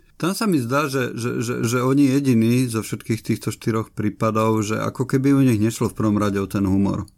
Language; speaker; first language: Slovak; native; Slovak